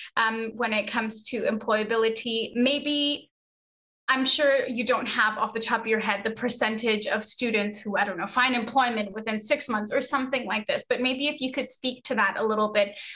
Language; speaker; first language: English; early bilingual, other home language; Spanish